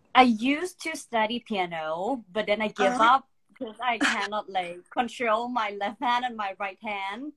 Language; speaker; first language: English; non-native, fluent; Thai